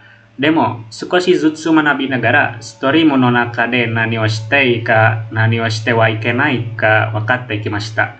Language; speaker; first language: Japanese; non-native, learner; Indonesian